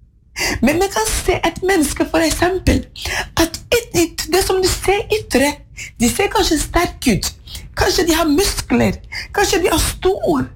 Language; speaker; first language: Norwegian; non-native, fluent; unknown